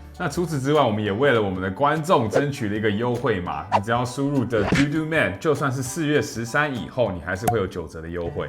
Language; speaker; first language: Chinese; native; Chinese